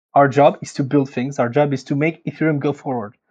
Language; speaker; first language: English; non-native, fluent; French